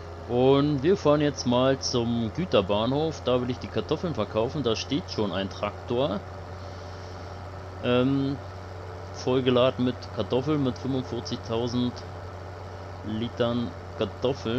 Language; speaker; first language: German; native; German